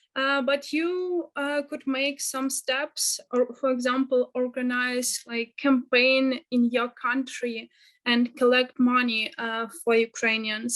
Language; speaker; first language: English; non-native, fluent; Ukrainian